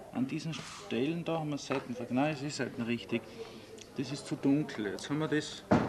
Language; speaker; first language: German; native; German